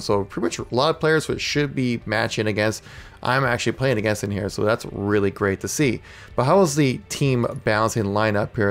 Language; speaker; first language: English; native; English